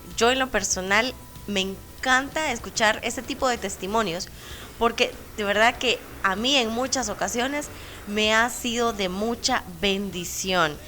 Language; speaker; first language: Spanish; native; Spanish